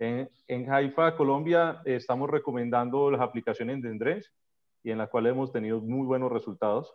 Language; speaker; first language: Spanish; native; Spanish